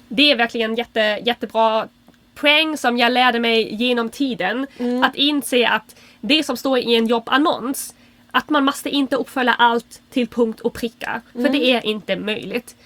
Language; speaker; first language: Swedish; non-native, fluent; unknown